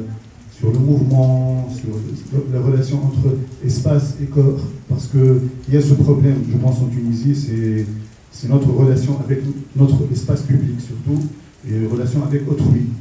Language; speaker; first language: French; non-native, local second language; Arabic